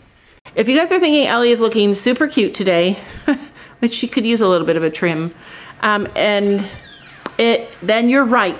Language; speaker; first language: English; native; English